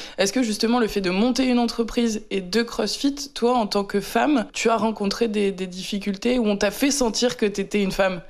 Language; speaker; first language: French; native; French